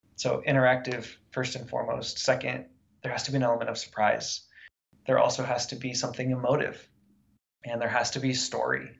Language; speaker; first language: English; native; English